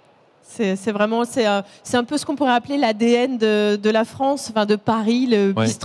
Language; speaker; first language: French; native; French